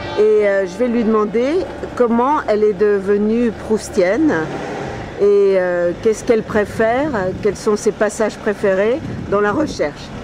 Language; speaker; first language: French; native; French